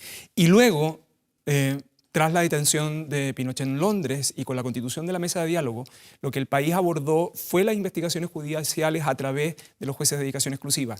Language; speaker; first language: Spanish; native; Spanish